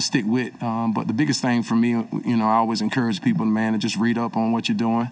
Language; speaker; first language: English; native; English